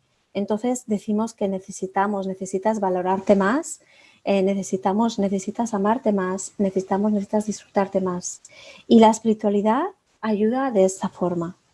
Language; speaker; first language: Spanish; native; Spanish